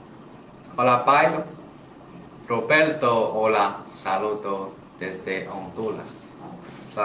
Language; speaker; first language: Spanish; non-native, learner; Chinese